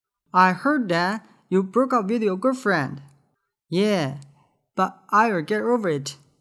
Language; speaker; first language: English; non-native, fluent; Chinese